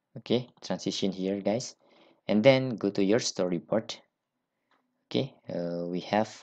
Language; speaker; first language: English; non-native, learner; Indonesian